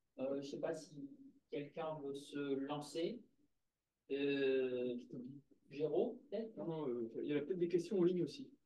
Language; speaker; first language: French; native; French